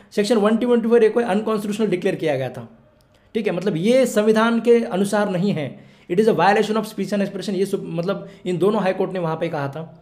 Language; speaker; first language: Hindi; non-native, local second language; Marathi